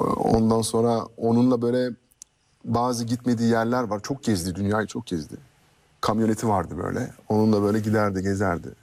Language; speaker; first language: Turkish; early bilingual, heritage; French